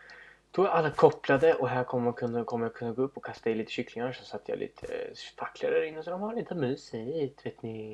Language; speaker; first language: Swedish; native; Swedish